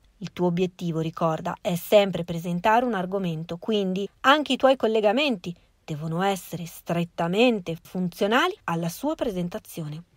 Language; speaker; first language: Italian; native; Italian